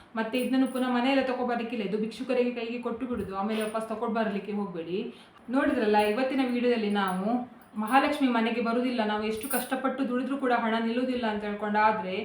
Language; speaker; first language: Kannada; non-native, local second language; Konkani